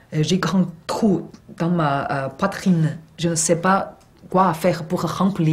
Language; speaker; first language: French; non-native, learner; Chinese